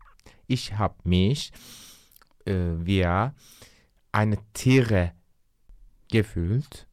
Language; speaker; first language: German; non-native, learner; Turkish